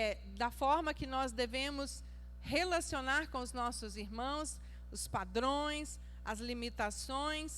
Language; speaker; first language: Portuguese; native; Portuguese